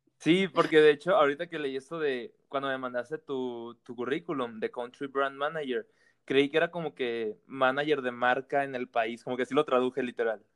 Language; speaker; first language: Spanish; native; Spanish